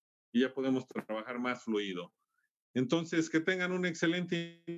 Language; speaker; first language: Spanish; native; Spanish